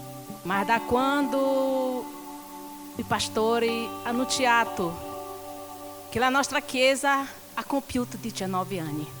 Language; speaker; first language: Italian; non-native, learner; Portuguese